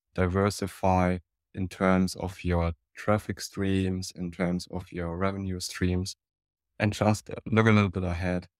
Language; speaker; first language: English; non-native, fluent; German